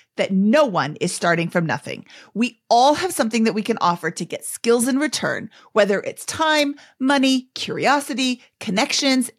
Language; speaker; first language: English; native; English